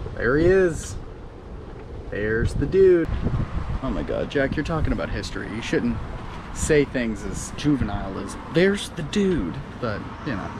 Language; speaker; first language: English; native; English